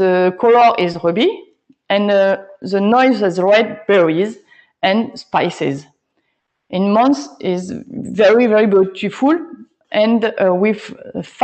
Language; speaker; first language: English; non-native, learner; French